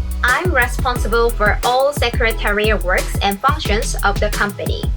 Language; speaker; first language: English; non-native, fluent; Korean